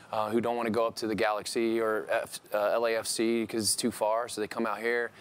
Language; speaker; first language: English; native; English